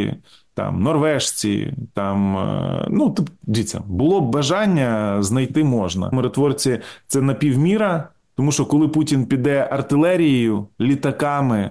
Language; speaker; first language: Ukrainian; native; Ukrainian